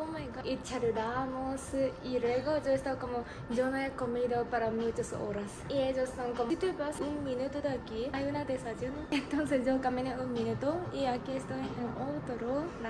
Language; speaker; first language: Spanish; non-native, learner; Japanese